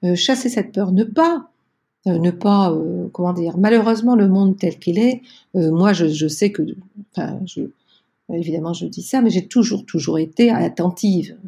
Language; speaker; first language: French; native; French